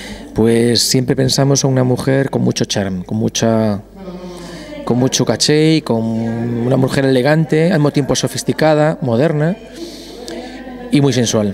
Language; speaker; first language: Spanish; native; Spanish